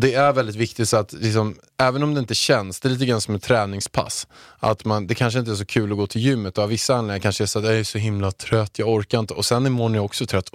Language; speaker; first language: Swedish; native; Swedish